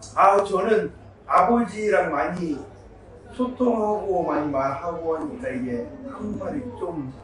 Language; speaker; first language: Korean; early bilingual, heritage; Korean